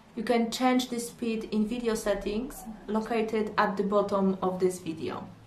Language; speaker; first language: English; non-native, fluent; Polish